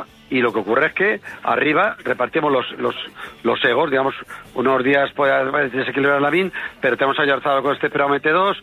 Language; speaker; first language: Spanish; native; Spanish